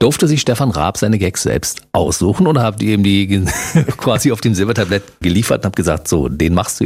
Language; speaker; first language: German; native; German